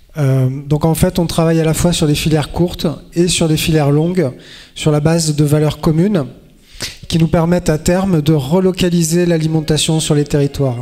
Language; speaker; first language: French; native; French